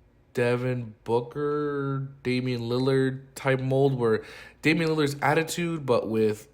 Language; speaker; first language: English; native; English